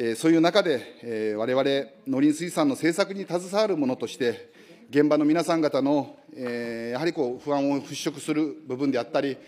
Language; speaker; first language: Japanese; native; Japanese